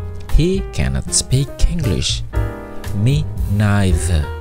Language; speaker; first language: English; non-native, fluent; Indonesian